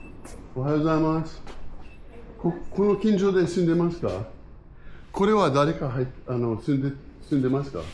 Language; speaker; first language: Japanese; non-native, learner; English